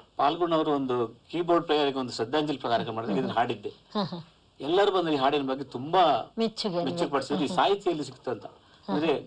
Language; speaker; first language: Kannada; native; Kannada